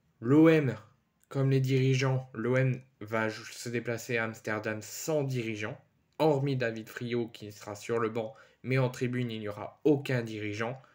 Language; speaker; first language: French; native; French